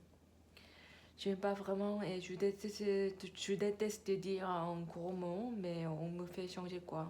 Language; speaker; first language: French; non-native, learner; Korean